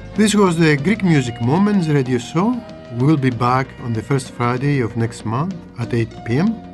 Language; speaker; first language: English; non-native, fluent; Greek